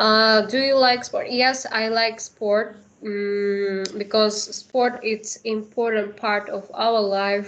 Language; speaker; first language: English; non-native, learner; Kazakh